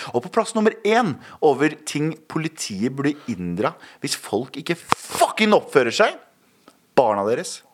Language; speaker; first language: Norwegian; early bilingual, other home language; Kurdish